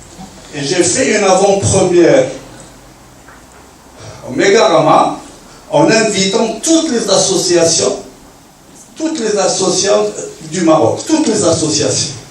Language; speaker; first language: French; non-native, local second language; Arabic